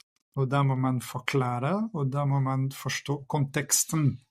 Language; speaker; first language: Norwegian; non-native, fluent; French